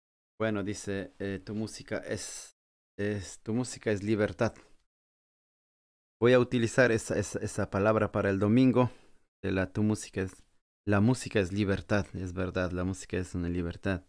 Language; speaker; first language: Spanish; native; Spanish